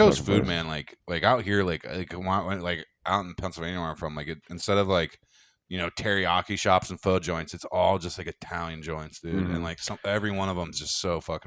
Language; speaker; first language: English; native; English